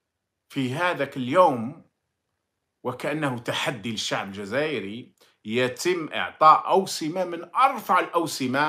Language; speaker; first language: Arabic; native; Arabic